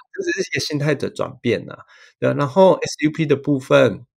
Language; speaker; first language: Chinese; native; Chinese